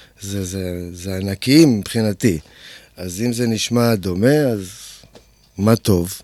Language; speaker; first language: Hebrew; native; Hebrew